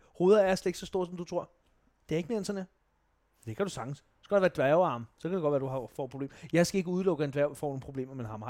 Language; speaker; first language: Danish; native; Danish